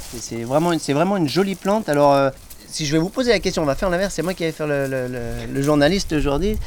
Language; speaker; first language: French; native; French